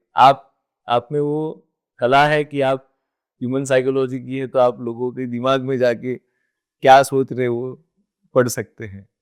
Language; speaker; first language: Hindi; non-native, local second language; Gujarati